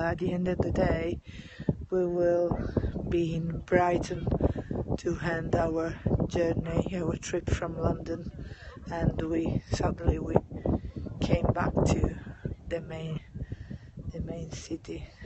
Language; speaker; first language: English; non-native, fluent; Italian